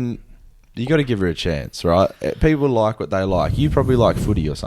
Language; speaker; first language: English; native; English